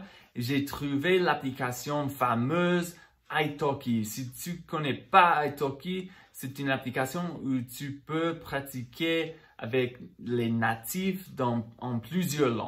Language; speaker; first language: French; non-native, fluent; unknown